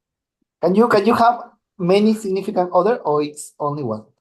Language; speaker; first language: English; non-native, learner; Spanish